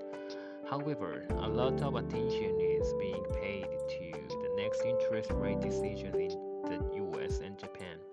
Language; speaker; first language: English; non-native, learner; Japanese